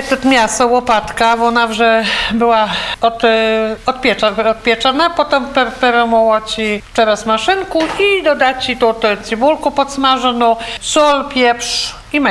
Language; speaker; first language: Polish; non-native, local second language; Belarusian